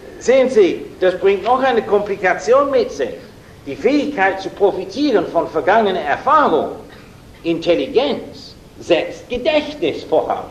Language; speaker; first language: German; non-native, fluent; English